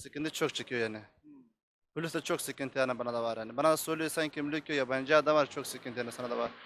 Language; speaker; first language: Turkish; non-native, learner; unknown